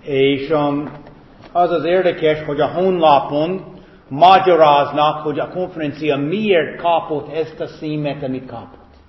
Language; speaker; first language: Hungarian; non-native, fluent; English